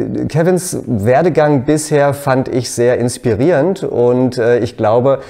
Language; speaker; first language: German; native; German